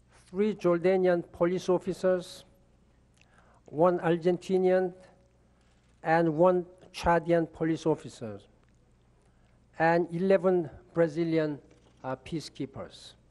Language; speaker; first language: English; non-native, fluent; Korean